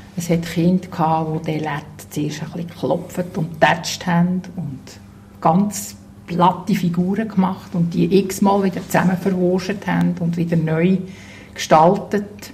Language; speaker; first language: German; native; German